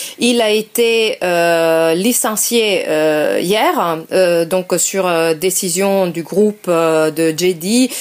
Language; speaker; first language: French; non-native, fluent; Italian